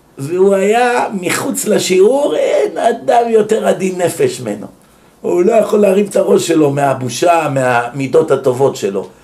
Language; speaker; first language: Hebrew; native; Hebrew